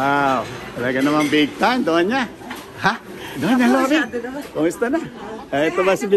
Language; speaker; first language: Filipino; native; Filipino